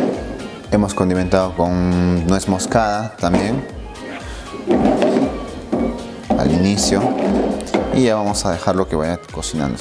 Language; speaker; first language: Spanish; native; Spanish